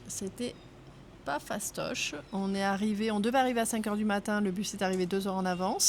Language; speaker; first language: French; native; French